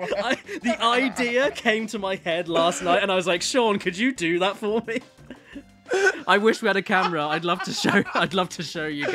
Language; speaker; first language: English; native; English